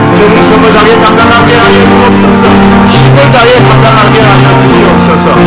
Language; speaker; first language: Korean; native; Korean